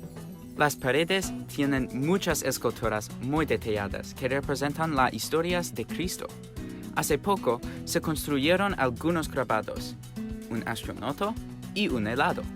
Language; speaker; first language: Spanish; non-native, learner; English